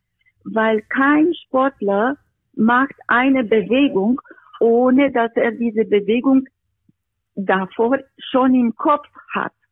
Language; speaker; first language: German; non-native, fluent; Romanian